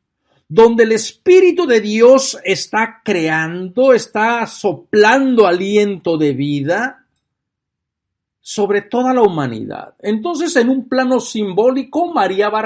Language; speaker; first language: Spanish; native; Spanish